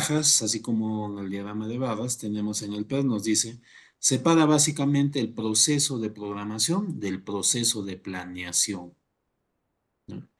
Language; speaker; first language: Spanish; native; Spanish